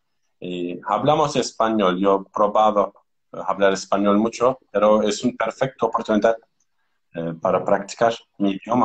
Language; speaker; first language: Spanish; non-native, learner; Turkish